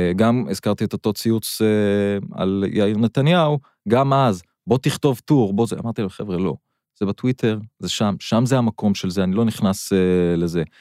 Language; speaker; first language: Hebrew; non-native, local second language; Arabic